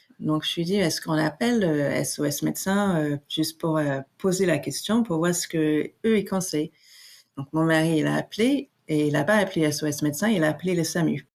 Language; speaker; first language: French; non-native, fluent; English